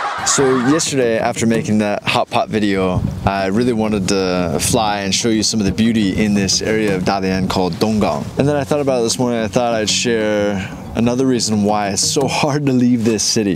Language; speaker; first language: English; native; English